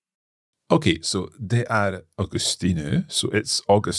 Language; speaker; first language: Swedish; non-native, learner; English